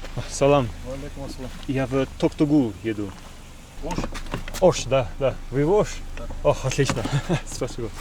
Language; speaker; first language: Russian; non-native, learner; English